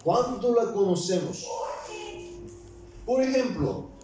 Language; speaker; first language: Spanish; non-native, fluent; Bulgarian